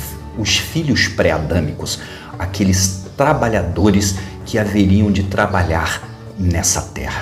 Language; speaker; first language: Portuguese; native; Portuguese